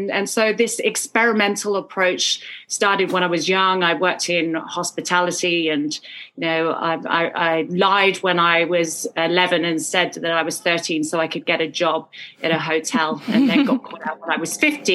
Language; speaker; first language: English; native; English